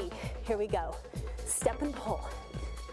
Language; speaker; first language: English; native; English